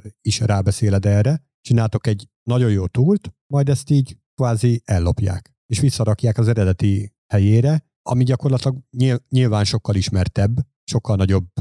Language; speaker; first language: Hungarian; native; Hungarian